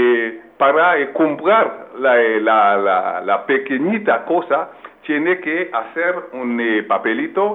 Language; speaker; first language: Spanish; non-native, local second language; Haitian Creole